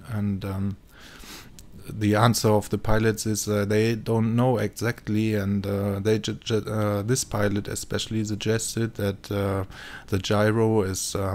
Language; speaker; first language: English; non-native, fluent; German